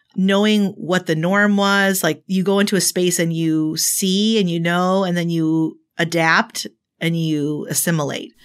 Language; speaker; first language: English; native; English